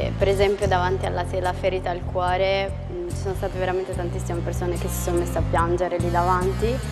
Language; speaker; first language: Italian; non-native, fluent; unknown